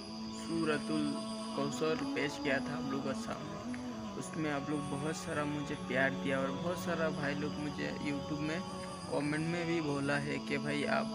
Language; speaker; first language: Hindi; non-native, fluent; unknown